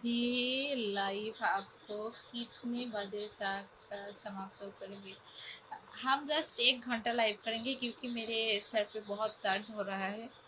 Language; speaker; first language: Hindi; non-native, fluent; Bangla